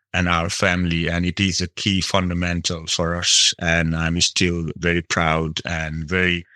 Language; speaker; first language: English; non-native, local second language; Nepali